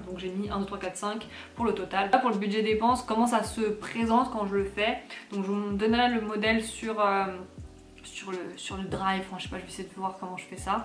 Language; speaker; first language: French; native; French